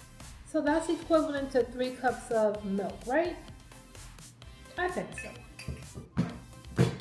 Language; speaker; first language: English; native; English